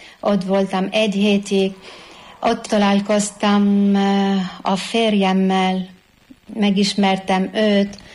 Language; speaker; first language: Hungarian; non-native, fluent; Arabic